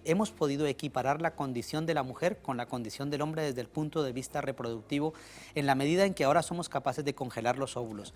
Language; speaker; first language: Spanish; native; Spanish